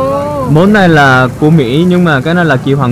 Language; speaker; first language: Vietnamese; non-native, fluent; Korean